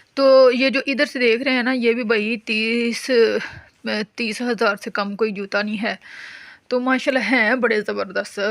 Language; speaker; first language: Urdu; non-native, local second language; Punjabi